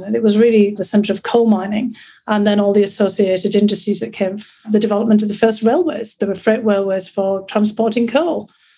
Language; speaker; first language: English; native; English